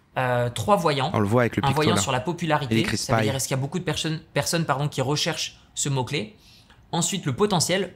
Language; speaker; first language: French; native; French